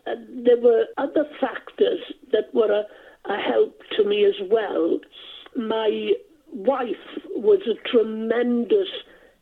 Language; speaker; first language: English; non-native, local second language; Welsh